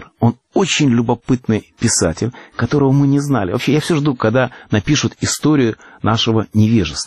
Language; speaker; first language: Russian; native; Russian